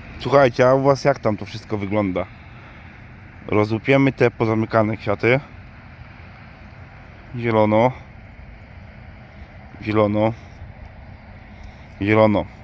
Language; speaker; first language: Polish; native; Polish